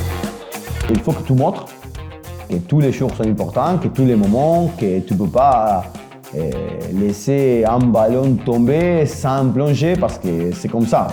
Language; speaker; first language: French; non-native, fluent; Spanish